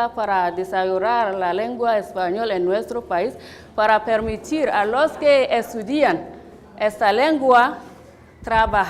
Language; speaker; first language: Spanish; non-native, fluent; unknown